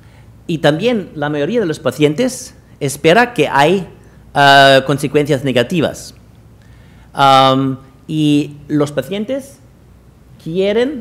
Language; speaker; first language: Spanish; non-native, fluent; German